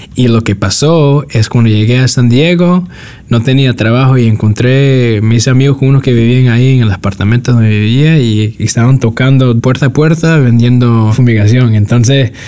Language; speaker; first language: Spanish; early bilingual, heritage; Spanish